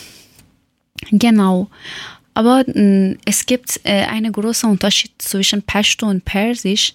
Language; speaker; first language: German; non-native, learner; Persian